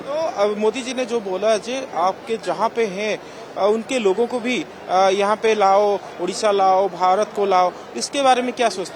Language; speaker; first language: Hindi; non-native, local second language; Odia